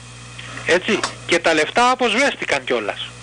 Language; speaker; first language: Greek; native; Greek